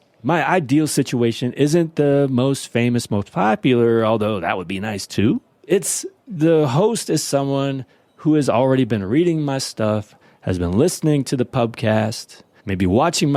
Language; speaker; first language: English; native; English